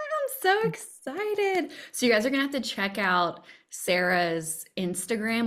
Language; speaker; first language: English; native; English